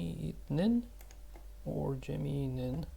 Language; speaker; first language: Korean; non-native, learner; Russian